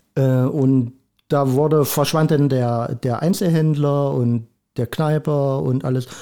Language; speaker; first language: German; native; German